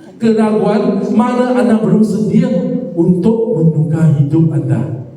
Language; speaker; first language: Malay; non-native, local second language; Chinese